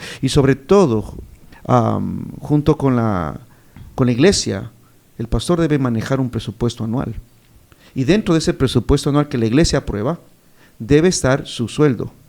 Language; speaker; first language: Spanish; native; Spanish